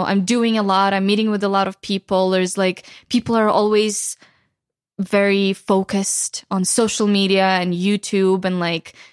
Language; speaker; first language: English; non-native, fluent; Ukrainian